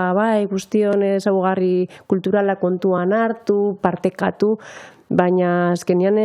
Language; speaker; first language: Basque; native; Basque